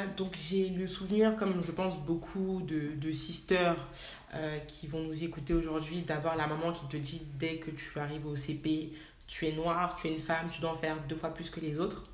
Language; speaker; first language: French; native; French